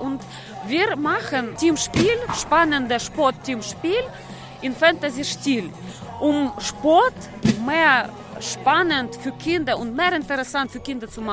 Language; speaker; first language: German; non-native, learner; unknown